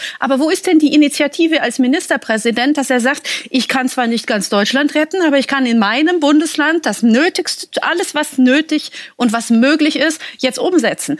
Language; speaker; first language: German; early bilingual, heritage; German